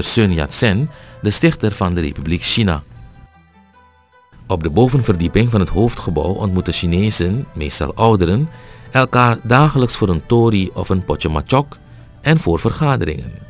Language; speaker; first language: Dutch; native; Dutch